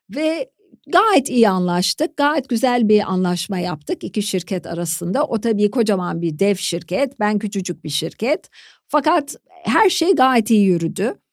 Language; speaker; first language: Turkish; native; Turkish